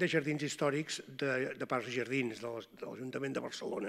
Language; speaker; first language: Catalan; native; Catalan